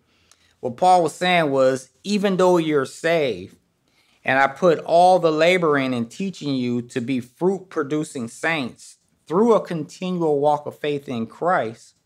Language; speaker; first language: English; native; English